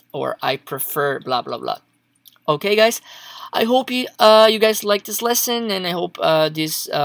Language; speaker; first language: English; non-native, fluent; Portuguese